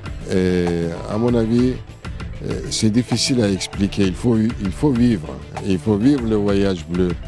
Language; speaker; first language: French; non-native, fluent; Turkish